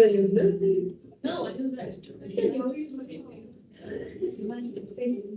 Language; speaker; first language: Chinese; native; Chinese